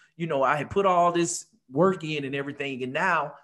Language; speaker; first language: English; native; English